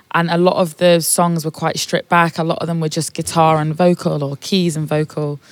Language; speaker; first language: English; native; English